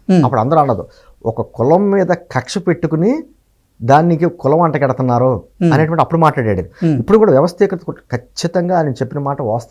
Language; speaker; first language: Telugu; native; Telugu